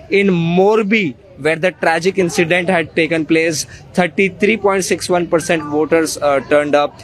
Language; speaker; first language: English; non-native, local second language; Hindi